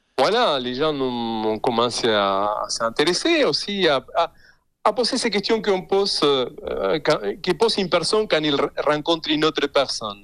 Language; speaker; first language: French; non-native, fluent; Spanish